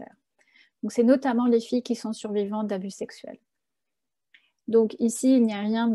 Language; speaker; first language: French; native; French